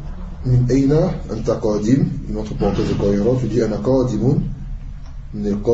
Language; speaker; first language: Arabic; non-native, fluent; French